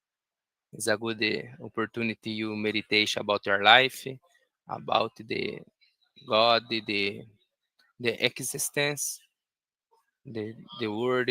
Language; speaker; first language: English; non-native, learner; Portuguese